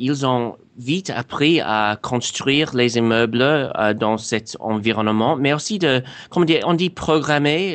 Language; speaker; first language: French; non-native, fluent; English